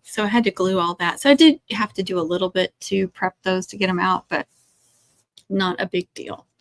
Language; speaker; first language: English; native; English